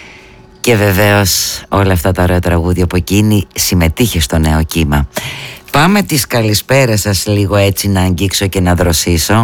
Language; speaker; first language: Greek; native; Greek